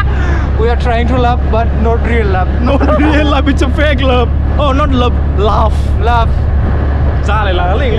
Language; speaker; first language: English; non-native, learner; Bodo